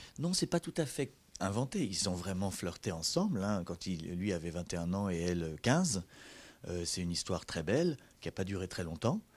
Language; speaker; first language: French; native; French